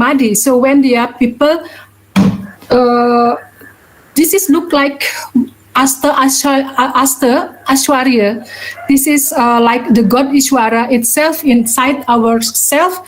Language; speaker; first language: English; non-native, learner; Balinese